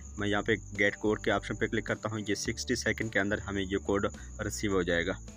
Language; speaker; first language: Urdu; non-native, local second language; Punjabi